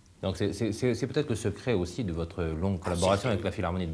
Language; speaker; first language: French; native; French